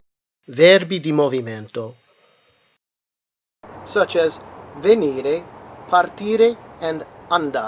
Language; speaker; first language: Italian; non-native, fluent; English